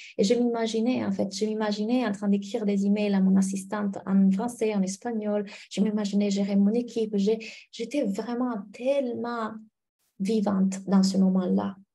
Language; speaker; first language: French; non-native, fluent; Italian